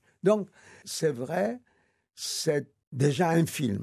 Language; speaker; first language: French; non-native, fluent; Yiddish